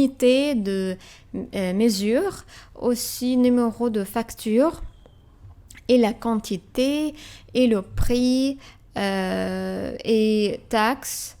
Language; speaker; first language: French; non-native, fluent; Arabic